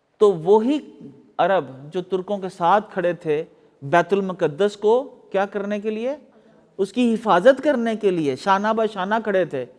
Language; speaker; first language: Urdu; native; Urdu